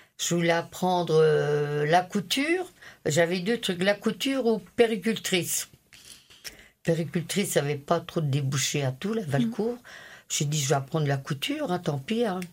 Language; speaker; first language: French; early bilingual, other home language; Italian